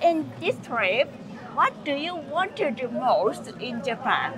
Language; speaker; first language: English; non-native, learner; Japanese